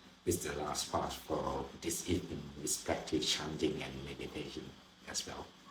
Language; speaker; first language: English; non-native, learner; Thai